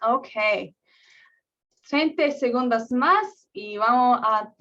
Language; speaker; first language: Spanish; non-native, learner; English